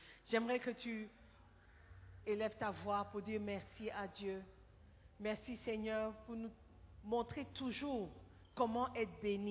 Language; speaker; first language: French; non-native, fluent; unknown